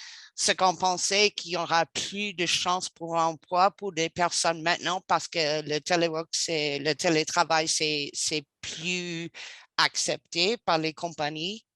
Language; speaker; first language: French; non-native, learner; English